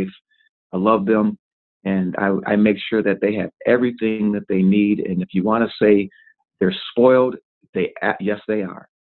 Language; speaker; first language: English; native; English